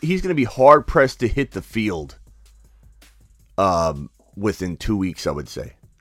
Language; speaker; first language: English; native; English